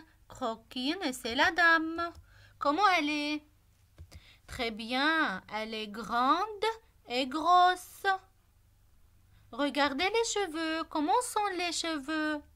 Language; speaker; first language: French; non-native, local second language; Arabic